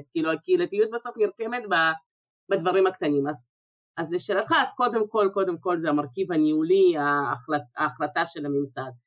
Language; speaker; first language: Hebrew; early bilingual, other home language; Russian